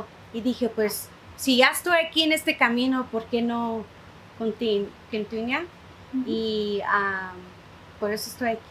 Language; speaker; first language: Spanish; early bilingual, heritage; Spanish